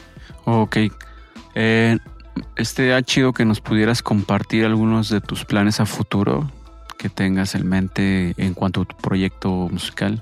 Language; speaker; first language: Spanish; native; Spanish